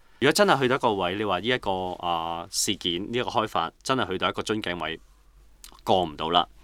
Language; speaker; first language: Cantonese; native; Cantonese